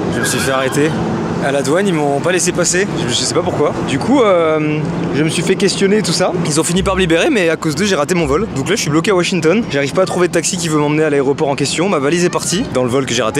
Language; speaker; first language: French; native; French